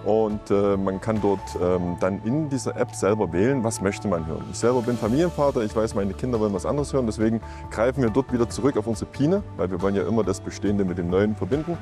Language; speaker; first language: German; native; German